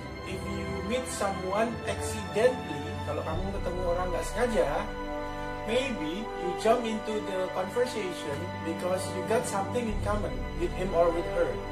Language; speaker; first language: English; non-native, fluent; Indonesian